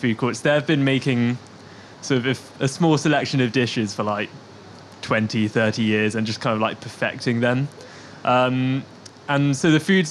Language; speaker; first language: English; native; English